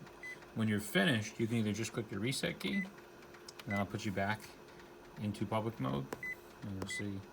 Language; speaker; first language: English; native; English